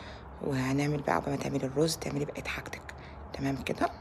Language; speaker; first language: Arabic; native; Arabic